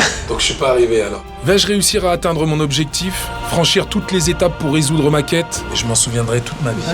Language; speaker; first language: French; native; French